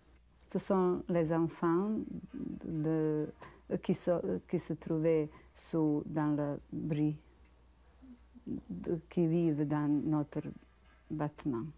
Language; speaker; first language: French; non-native, learner; Bosnian